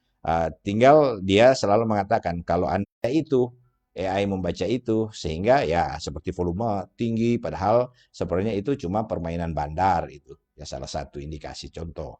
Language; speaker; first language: Indonesian; native; Indonesian